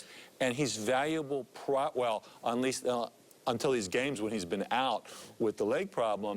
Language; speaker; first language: English; native; English